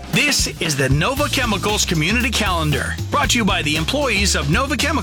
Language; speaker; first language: English; native; English